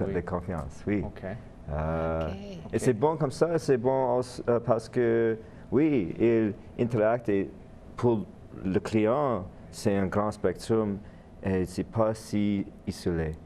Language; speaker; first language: French; non-native, learner; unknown